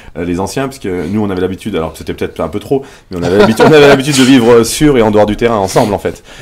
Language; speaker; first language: French; native; French